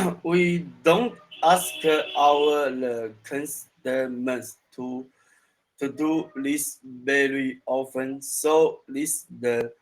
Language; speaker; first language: English; non-native, learner; Chinese